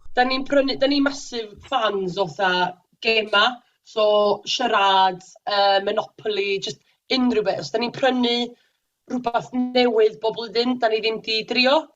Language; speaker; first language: Welsh; native; Welsh